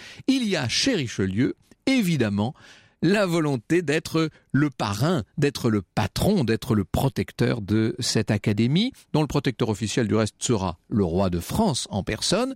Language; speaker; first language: French; native; French